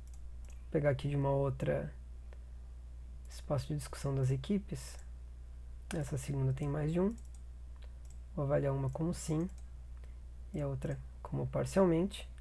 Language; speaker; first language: Portuguese; native; Portuguese